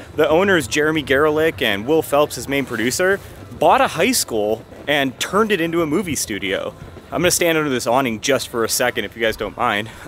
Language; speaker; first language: English; native; English